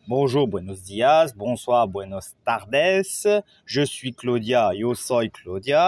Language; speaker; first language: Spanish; non-native, learner; French